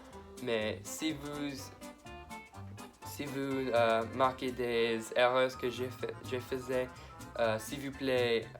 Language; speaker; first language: French; non-native, learner; English